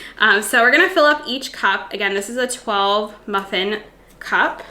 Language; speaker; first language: English; native; English